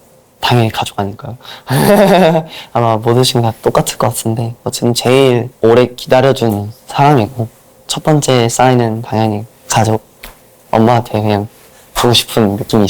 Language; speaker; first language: Korean; non-native, fluent; Japanese